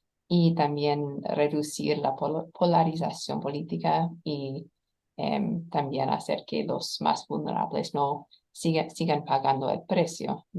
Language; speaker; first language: Spanish; non-native, fluent; English